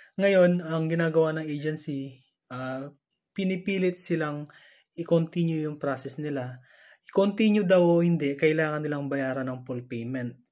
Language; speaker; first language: Filipino; native; Filipino